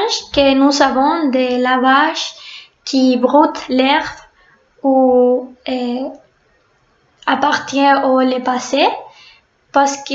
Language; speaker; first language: French; non-native, fluent; Spanish